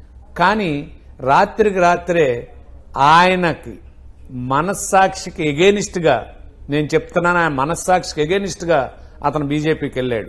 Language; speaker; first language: Telugu; native; Telugu